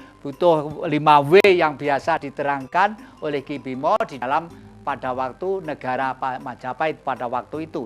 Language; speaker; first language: Indonesian; native; Indonesian